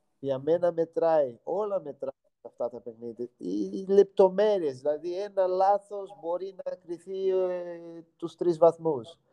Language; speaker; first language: Greek; non-native, fluent; Portuguese